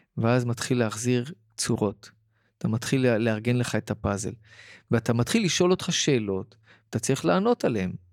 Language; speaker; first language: Hebrew; early bilingual, other home language; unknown